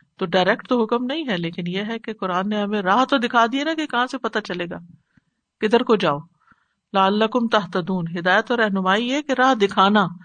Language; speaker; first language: Urdu; native; Urdu